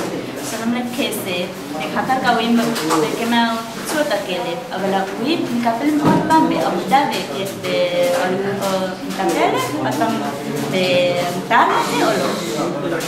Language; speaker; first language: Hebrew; non-native, learner; Nepali